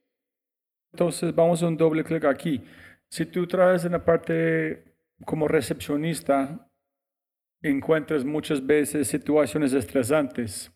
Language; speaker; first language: Spanish; non-native, fluent; English